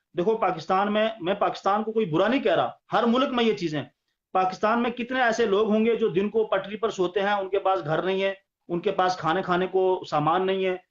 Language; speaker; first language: Urdu; non-native, local second language; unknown